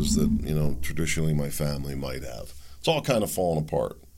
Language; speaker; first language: English; early bilingual, other home language; German